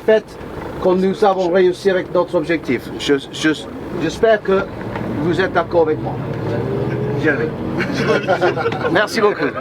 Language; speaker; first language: French; non-native, fluent; English